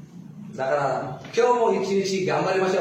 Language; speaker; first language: Japanese; non-native, fluent; Filipino